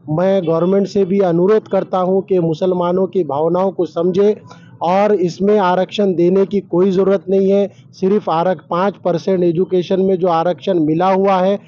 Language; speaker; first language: Urdu; native; Urdu